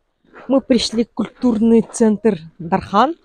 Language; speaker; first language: Russian; non-native, local second language; Yakut